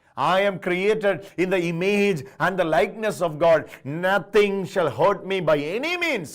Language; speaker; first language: English; non-native, local second language; Malayalam